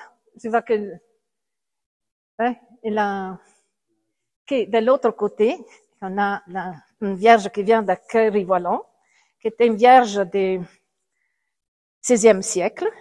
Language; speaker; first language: French; non-native, fluent; Italian